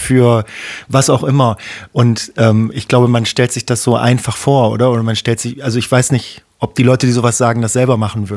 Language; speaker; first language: German; native; German